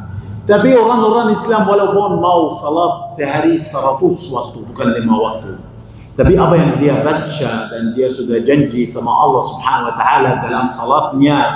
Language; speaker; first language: Indonesian; non-native, fluent; Arabic